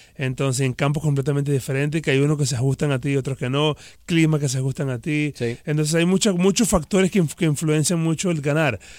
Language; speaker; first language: Spanish; native; Spanish